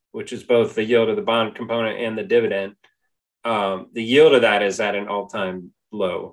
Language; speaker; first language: English; native; English